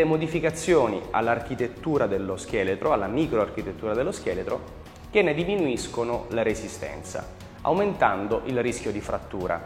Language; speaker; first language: Italian; native; Italian